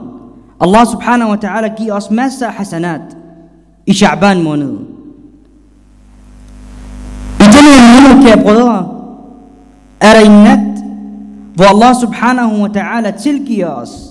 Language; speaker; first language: Danish; non-native, fluent; Arabic